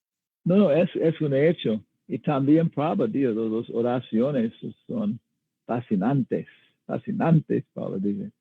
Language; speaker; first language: Spanish; non-native, learner; English